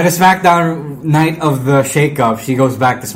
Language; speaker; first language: English; non-native, local second language; Filipino